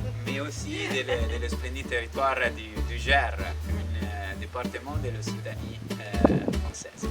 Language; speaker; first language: French; non-native, learner; Italian